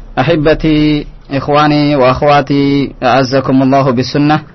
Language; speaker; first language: Arabic; non-native, learner; Indonesian